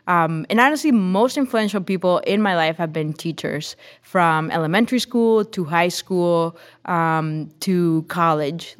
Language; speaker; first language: English; non-native, fluent; Spanish